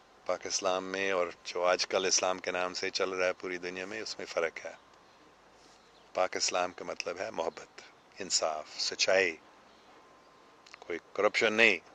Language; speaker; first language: Hindi; non-native, fluent; English